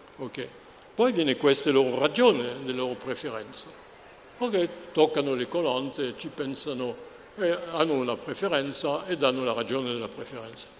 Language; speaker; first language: Italian; non-native, fluent; French